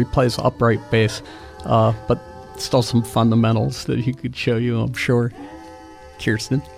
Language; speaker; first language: English; native; English